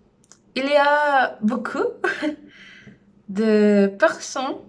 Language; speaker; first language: French; non-native, learner; Spanish